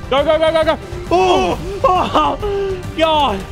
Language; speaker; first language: English; native; English